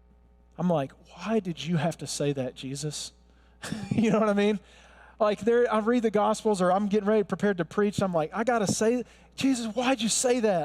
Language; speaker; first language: English; native; English